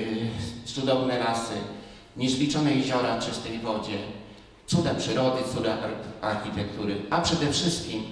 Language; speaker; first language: Polish; native; Polish